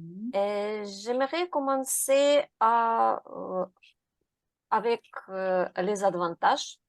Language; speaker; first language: French; non-native, learner; Ukrainian